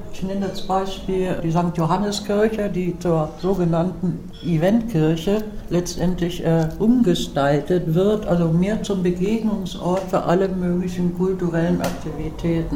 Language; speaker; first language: German; native; German